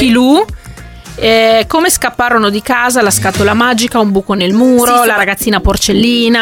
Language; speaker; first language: Italian; native; Italian